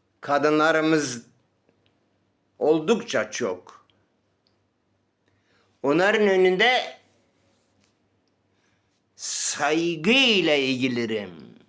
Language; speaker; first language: Turkish; native; Turkish